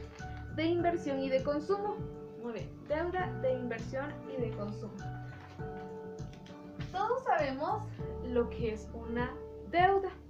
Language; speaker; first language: Spanish; native; Spanish